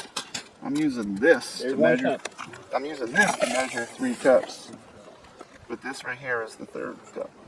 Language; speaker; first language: English; native; English